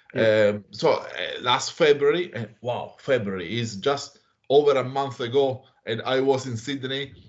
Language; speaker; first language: English; non-native, fluent; Italian